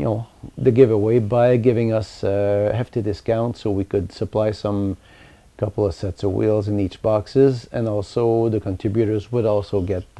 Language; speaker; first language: English; non-native, local second language; French